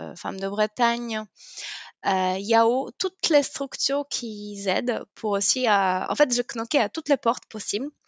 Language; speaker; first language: French; non-native, fluent; Polish